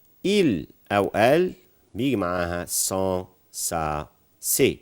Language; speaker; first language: French; non-native, fluent; Arabic